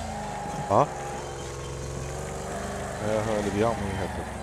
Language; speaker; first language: Swedish; native; Swedish